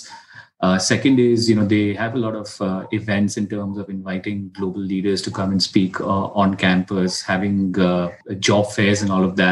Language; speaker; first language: English; non-native, local second language; Hindi